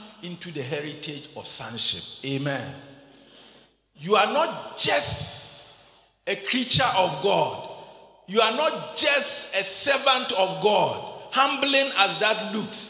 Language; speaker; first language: English; non-native, local second language; Akan